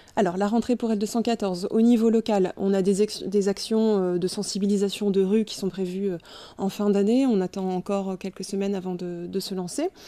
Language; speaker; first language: French; native; French